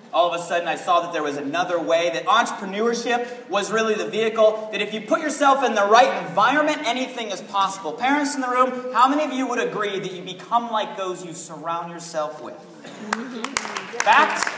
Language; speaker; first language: English; native; English